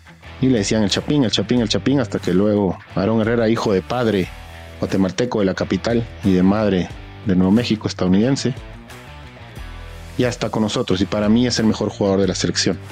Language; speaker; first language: Spanish; native; Spanish